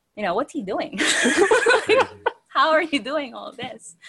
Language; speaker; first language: English; non-native, local second language; Filipino